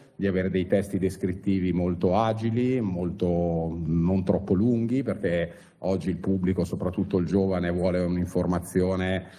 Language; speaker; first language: Italian; native; Italian